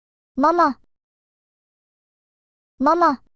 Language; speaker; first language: Japanese; native; Japanese